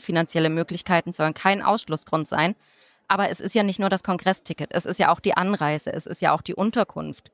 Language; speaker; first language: German; native; German